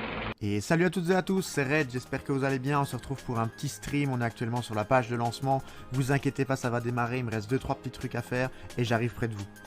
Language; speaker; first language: French; native; French